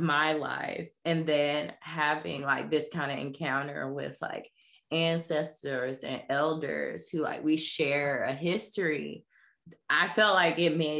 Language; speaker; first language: English; native; English